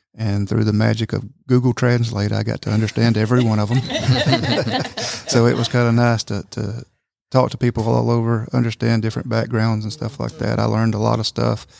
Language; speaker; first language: English; native; English